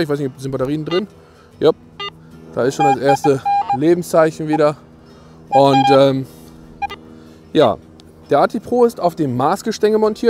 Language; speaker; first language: German; native; German